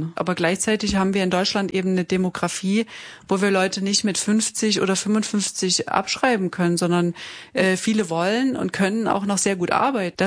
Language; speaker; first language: German; native; German